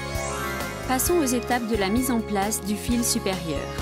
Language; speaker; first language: French; native; French